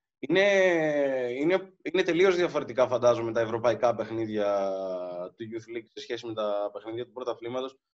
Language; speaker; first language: Greek; native; Greek